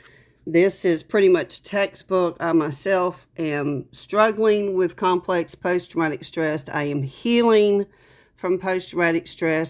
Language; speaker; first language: English; native; English